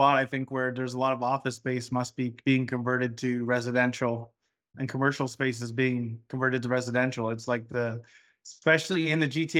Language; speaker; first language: English; native; English